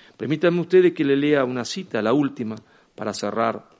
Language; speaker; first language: Spanish; native; Spanish